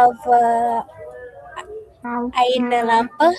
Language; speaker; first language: German; non-native, learner; Indonesian